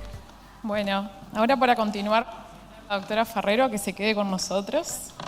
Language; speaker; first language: Spanish; native; Spanish